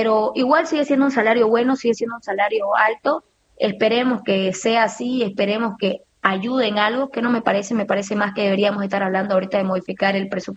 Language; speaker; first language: Spanish; native; Spanish